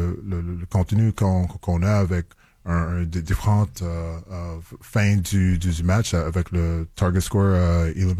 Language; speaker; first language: French; non-native, local second language; English